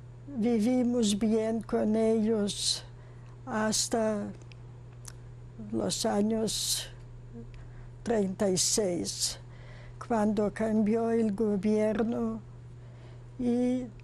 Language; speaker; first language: Spanish; non-native, fluent; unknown